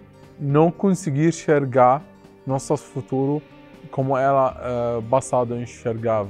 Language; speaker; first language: Portuguese; non-native, learner; Arabic